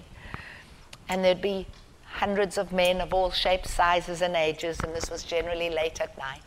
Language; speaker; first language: English; native; English